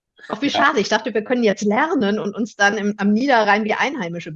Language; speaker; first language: German; native; German